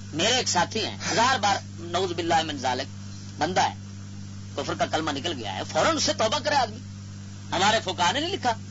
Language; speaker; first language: Urdu; non-native, local second language; Punjabi